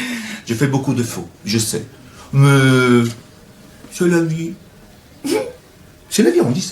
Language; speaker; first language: French; non-native, fluent; Italian